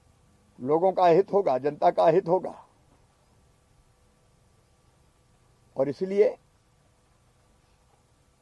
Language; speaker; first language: Hindi; native; Hindi